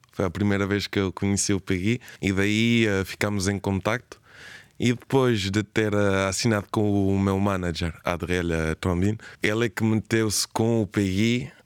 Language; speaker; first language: Portuguese; early bilingual, heritage; Portuguese